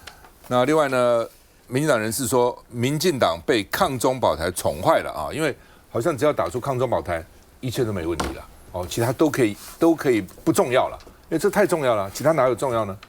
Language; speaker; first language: Chinese; native; Chinese